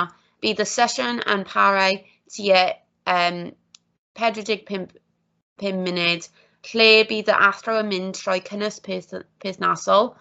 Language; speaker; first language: Welsh; non-native, local second language; English